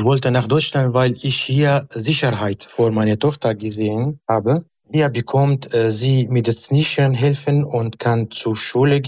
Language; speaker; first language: German; non-native, learner; Arabic